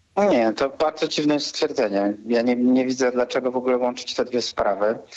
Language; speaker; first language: Polish; native; Polish